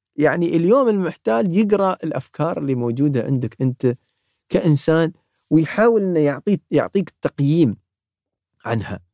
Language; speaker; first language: Arabic; native; Arabic